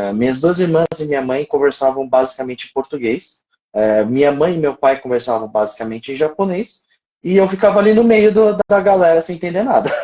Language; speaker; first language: Portuguese; early bilingual, other home language; Japanese